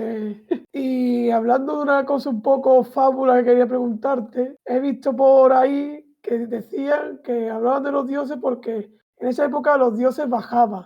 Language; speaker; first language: Spanish; native; Spanish